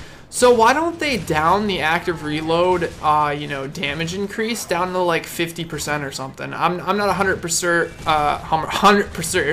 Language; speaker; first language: English; native; English